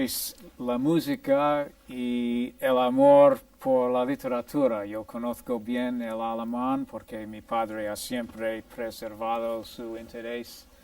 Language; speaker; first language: Spanish; non-native, fluent; English